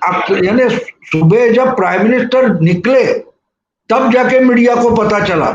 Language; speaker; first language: Hindi; non-native, local second language; Marathi